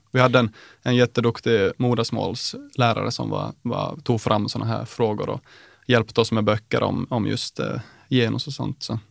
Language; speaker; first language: Swedish; native; Swedish